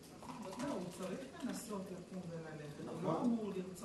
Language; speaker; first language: Hebrew; native; Hebrew